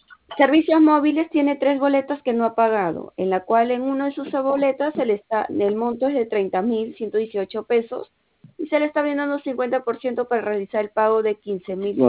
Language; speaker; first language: Spanish; native; Spanish